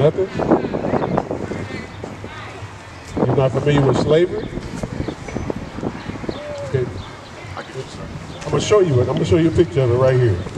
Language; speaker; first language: English; native; English